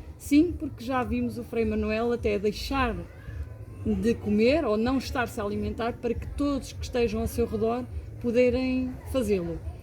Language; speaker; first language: Portuguese; native; Portuguese